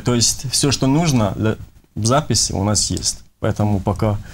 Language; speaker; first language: Russian; non-native, fluent; Persian